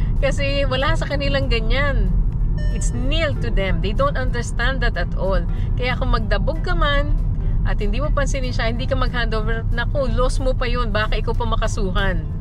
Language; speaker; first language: Filipino; native; Filipino